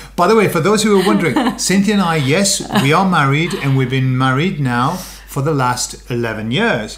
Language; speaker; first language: English; native; English